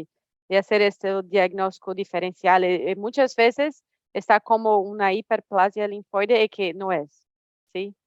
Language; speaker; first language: Spanish; non-native, fluent; Portuguese